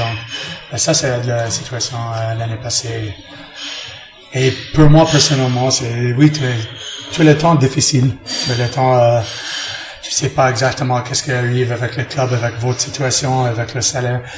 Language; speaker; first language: French; non-native, learner; English